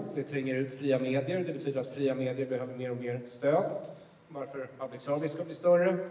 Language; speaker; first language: Swedish; native; Swedish